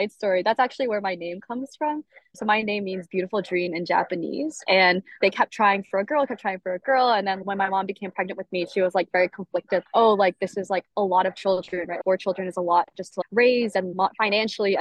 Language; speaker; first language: English; native; English